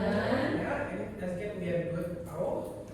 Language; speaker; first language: German; non-native, learner; Indonesian